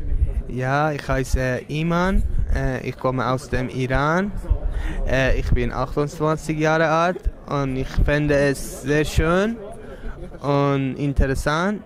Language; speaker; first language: German; non-native, learner; Persian